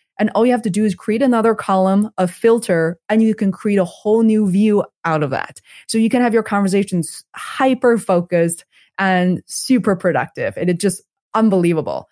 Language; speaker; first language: English; non-native, fluent; Chinese